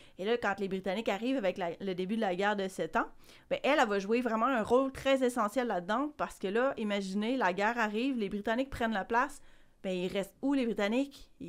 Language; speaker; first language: French; native; French